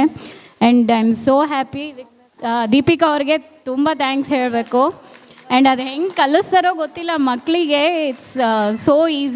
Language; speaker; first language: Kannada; non-native, local second language; Telugu